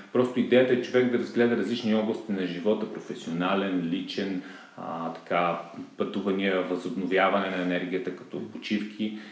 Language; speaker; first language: Bulgarian; native; Bulgarian